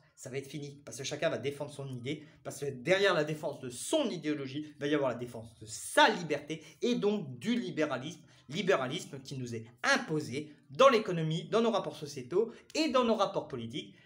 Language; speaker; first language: French; native; French